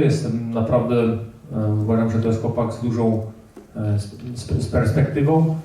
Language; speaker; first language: Polish; early bilingual, heritage; Polish